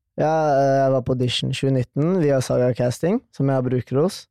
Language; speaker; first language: Norwegian; early bilingual, other home language; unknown